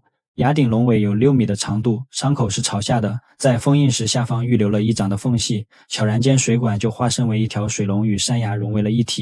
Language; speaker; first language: Chinese; native; Chinese